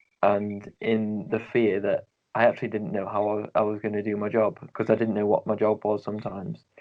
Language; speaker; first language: English; native; English